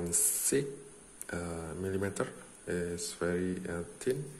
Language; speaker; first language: English; non-native, learner; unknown